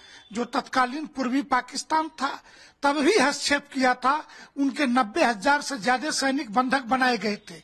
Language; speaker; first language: Hindi; native; Hindi